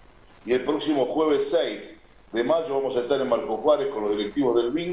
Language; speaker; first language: Spanish; native; Spanish